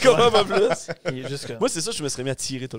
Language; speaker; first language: French; native; French